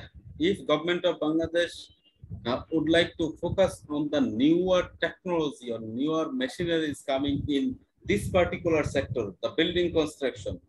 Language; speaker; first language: English; non-native, local second language; Bangla